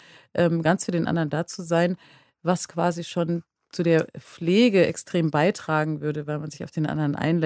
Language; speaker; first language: German; native; German